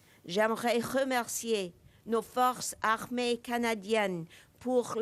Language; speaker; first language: French; non-native, local second language; English